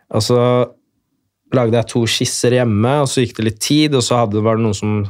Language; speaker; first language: Norwegian; native; Norwegian